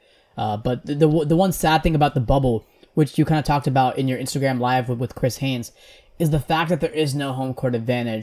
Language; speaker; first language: English; native; English